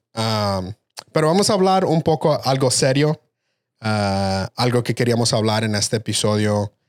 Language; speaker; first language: Spanish; early bilingual, heritage; Spanish